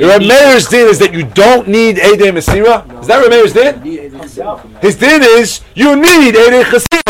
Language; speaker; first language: English; native; English